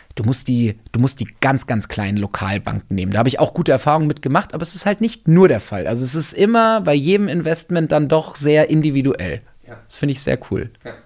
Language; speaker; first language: German; native; German